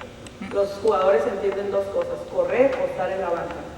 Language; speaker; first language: Spanish; native; Spanish